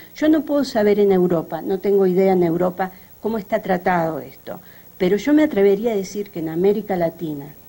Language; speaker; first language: Spanish; native; Spanish